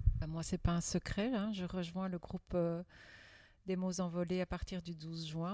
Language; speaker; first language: French; native; French